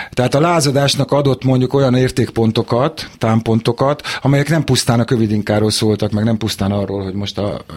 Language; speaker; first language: Hungarian; native; Hungarian